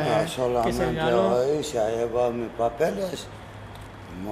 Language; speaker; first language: Spanish; non-native, learner; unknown